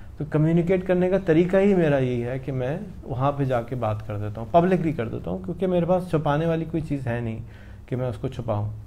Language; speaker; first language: Urdu; native; Urdu